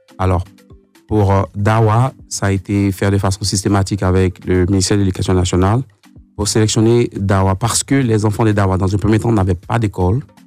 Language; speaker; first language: French; native; French